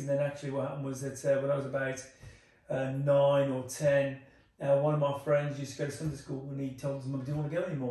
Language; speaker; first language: English; native; English